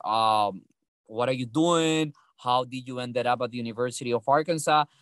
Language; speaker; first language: English; non-native, fluent; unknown